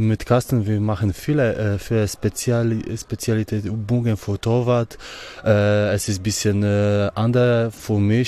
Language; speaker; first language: German; non-native, learner; Polish